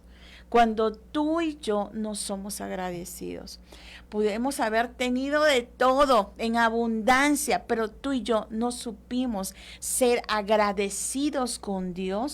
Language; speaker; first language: Spanish; native; Spanish